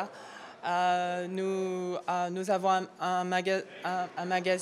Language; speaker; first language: French; non-native, fluent; Korean